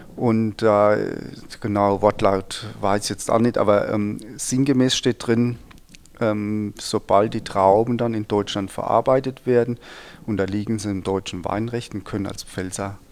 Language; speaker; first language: German; native; German